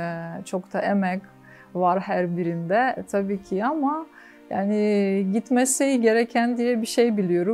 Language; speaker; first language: Turkish; non-native, fluent; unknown